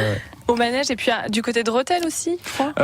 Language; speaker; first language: French; native; French